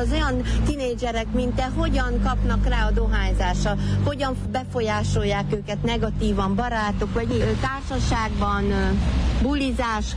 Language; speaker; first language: Hungarian; native; Hungarian